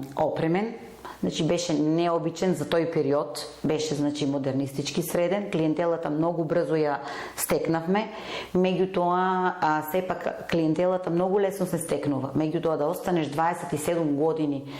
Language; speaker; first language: Macedonian; native; Macedonian